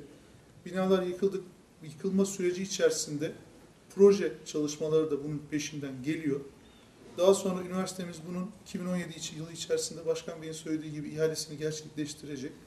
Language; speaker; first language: Turkish; native; Turkish